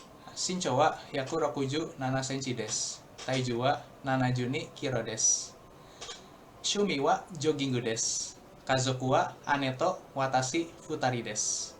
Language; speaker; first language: Japanese; non-native, learner; Indonesian